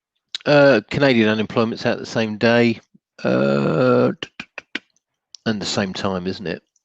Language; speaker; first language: English; native; English